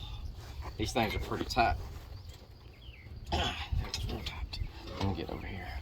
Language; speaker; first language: English; native; English